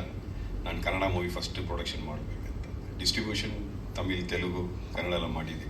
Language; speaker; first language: Kannada; non-native, local second language; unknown